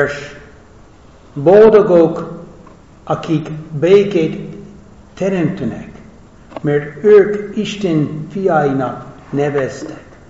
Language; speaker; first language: Hungarian; non-native, fluent; English